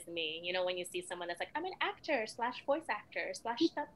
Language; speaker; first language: English; early bilingual, other home language; Krio